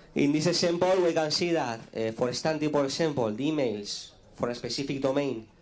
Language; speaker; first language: English; non-native, fluent; Spanish